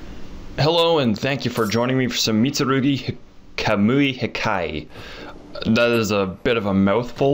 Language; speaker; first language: English; native; English